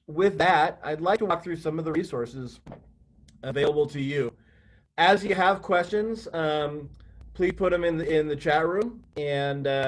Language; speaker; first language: English; native; English